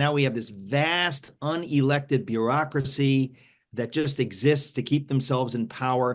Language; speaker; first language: English; native; English